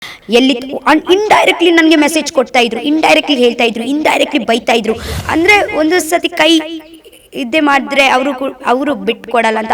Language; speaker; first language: Kannada; non-native, learner; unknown